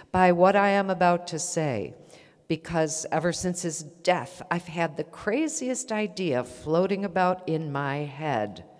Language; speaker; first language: English; native; English